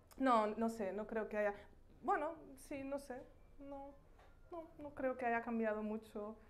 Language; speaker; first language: Spanish; non-native, fluent; German